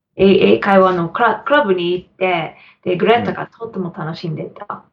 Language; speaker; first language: Japanese; non-native, learner; English